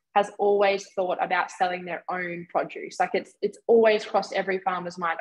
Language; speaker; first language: English; native; English